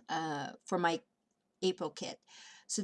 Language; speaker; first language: English; native; English